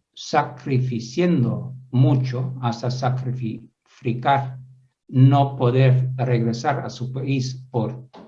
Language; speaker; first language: Spanish; non-native, fluent; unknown